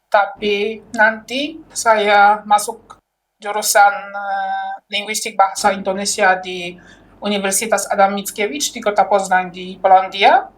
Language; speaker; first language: Indonesian; non-native, fluent; Polish